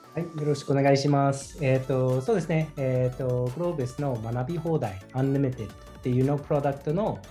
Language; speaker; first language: Japanese; non-native, fluent; English